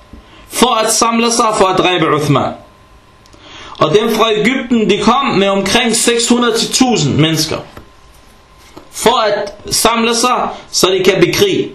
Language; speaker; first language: Danish; early bilingual, other home language; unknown